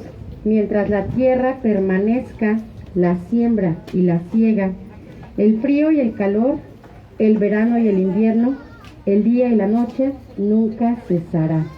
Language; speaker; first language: Spanish; native; Spanish